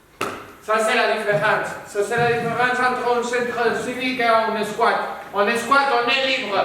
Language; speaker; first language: French; non-native, learner; Spanish